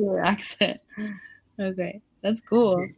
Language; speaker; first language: English; non-native, fluent; Spanish